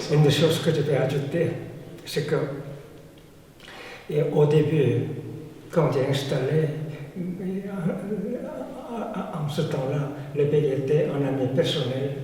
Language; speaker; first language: French; non-native, fluent; Korean